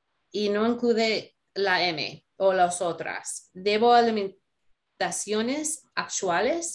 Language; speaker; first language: Spanish; non-native, learner; English